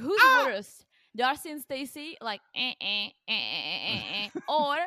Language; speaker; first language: English; non-native, fluent; Czech